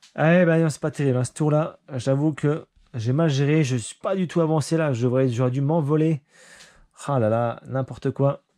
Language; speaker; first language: French; native; French